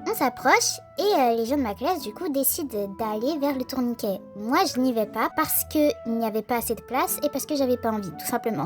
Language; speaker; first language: French; native; French